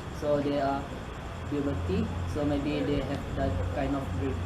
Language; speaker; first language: English; non-native, learner; Malay